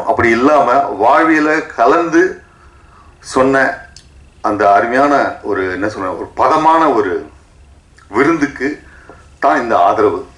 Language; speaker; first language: Tamil; native; Tamil